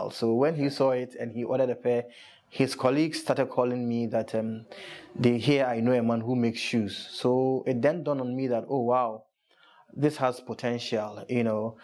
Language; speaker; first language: English; non-native, local second language; Akan